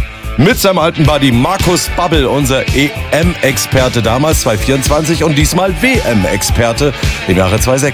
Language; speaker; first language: German; native; German